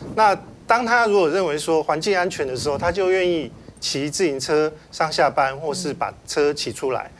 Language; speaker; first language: Chinese; native; Chinese